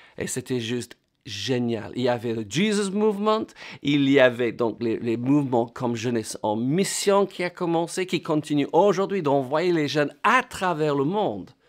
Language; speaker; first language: French; non-native, fluent; English